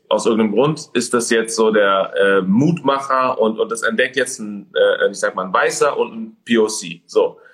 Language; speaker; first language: German; early bilingual, other home language; Persian